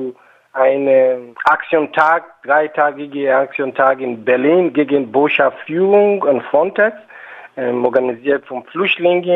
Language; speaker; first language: German; non-native, fluent; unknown